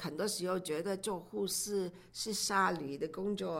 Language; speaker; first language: Chinese; non-native, local second language; Cantonese